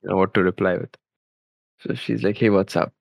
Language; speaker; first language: English; non-native, local second language; Bangla